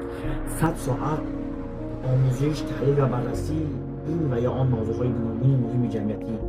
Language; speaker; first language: Persian; non-native, local second language; Tajik